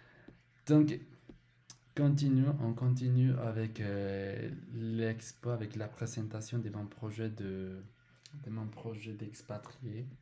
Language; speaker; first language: French; non-native, learner; Spanish